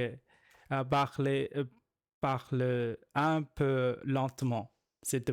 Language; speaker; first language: French; non-native, learner; Chinese